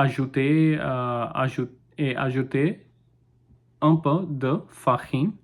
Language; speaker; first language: French; non-native, learner; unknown